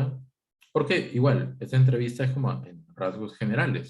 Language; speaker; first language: Spanish; native; Spanish